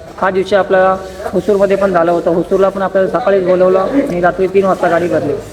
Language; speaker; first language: Marathi; non-native, local second language; Kannada